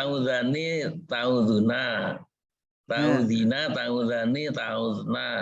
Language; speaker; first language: Arabic; non-native, learner; Indonesian